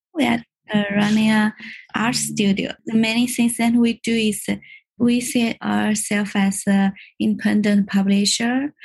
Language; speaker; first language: English; non-native, learner; Chinese